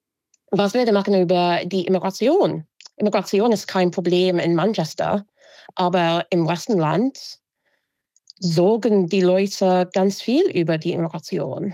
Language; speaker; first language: German; non-native, fluent; English